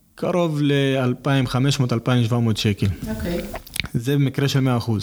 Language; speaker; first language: Hebrew; non-native, local second language; Arabic